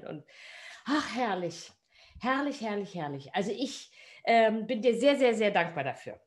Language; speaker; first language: German; native; German